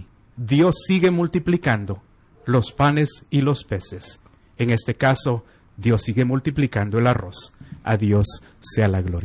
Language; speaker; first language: Spanish; native; Spanish